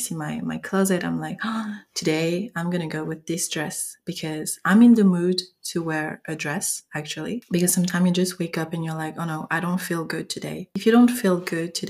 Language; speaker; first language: English; non-native, fluent; French